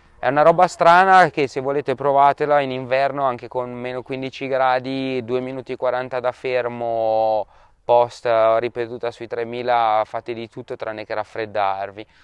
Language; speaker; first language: Italian; native; Italian